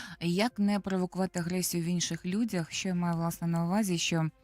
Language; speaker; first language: Ukrainian; native; Ukrainian